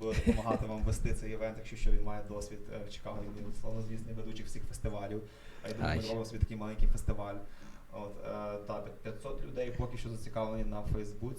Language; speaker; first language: Ukrainian; native; Ukrainian